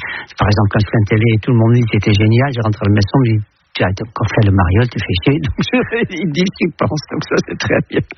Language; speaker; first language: French; non-native, fluent; Dutch